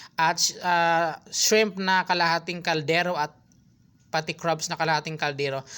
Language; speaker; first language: Filipino; non-native, local second language; Cebuano